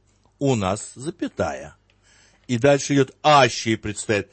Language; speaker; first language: Russian; native; Russian